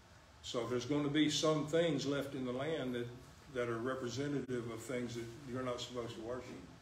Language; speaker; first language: English; native; English